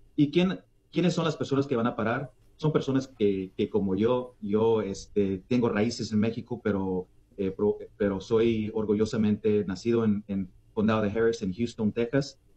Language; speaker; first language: Spanish; early bilingual, heritage; Spanish